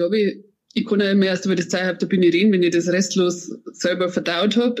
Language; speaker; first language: German; native; German